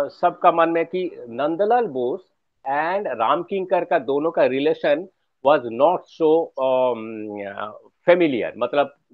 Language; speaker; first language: Hindi; non-native, local second language; Bangla